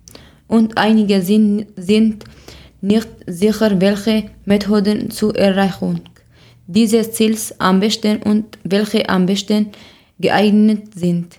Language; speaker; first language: German; non-native, learner; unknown